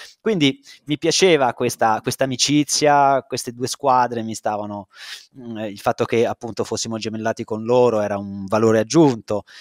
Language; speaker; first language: Italian; native; Italian